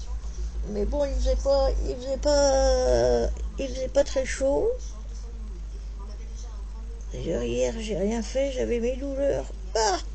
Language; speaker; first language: French; native; French